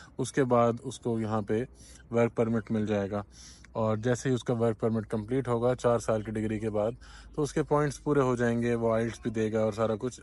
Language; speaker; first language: Urdu; native; Urdu